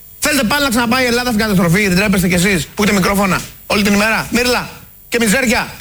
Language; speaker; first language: Greek; native; Greek